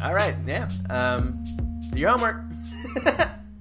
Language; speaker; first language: English; native; English